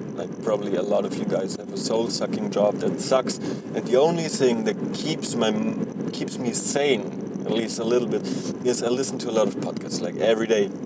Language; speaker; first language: English; non-native, fluent; German